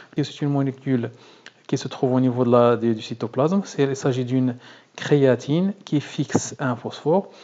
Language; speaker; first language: French; non-native, local second language; Arabic